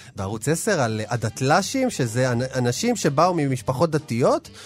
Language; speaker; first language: Hebrew; native; Hebrew